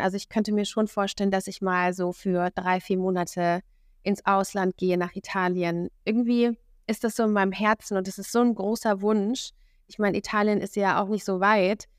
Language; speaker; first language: German; native; German